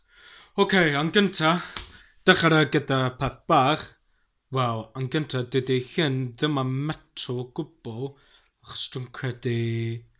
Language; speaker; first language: Welsh; non-native, learner; English